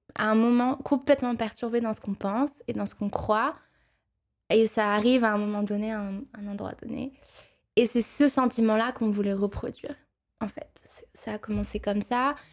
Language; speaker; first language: French; non-native, local second language; Arabic